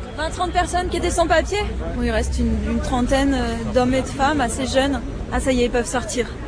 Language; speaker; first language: French; native; French